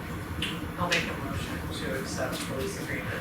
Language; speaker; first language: English; native; English